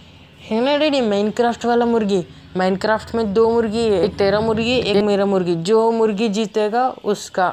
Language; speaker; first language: Hindi; native; Hindi